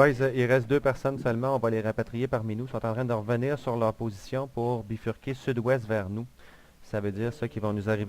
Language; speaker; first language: French; native; French